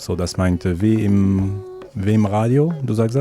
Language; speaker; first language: German; non-native, learner; French